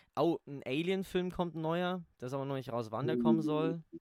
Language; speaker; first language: German; native; German